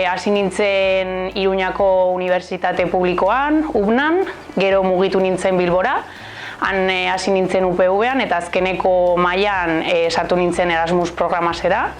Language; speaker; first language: Basque; non-native, local second language; Spanish